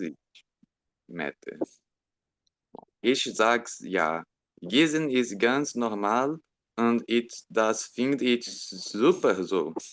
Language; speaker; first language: German; non-native, learner; Portuguese